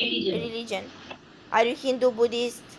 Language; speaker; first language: English; non-native, fluent; Romanian